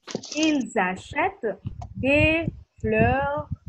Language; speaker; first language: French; non-native, fluent; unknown